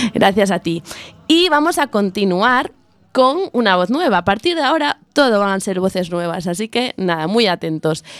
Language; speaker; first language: Spanish; native; Spanish